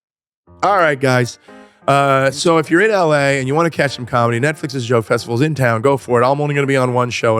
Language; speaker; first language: English; native; English